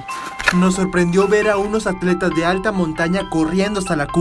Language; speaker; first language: Spanish; native; Spanish